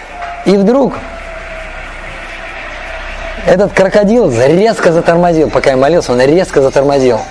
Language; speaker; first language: Russian; native; Russian